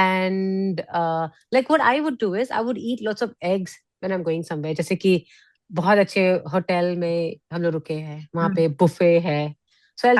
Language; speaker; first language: Hindi; native; Hindi